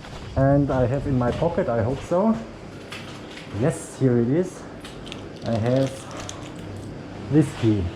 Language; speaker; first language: English; non-native, fluent; German